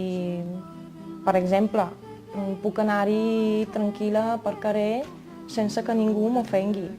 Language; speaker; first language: Catalan; non-native, fluent; Romanian